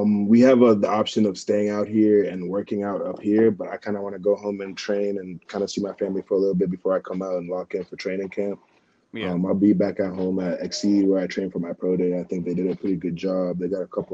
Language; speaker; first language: English; early bilingual, other home language; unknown